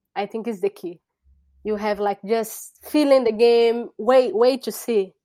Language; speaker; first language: English; non-native, learner; Portuguese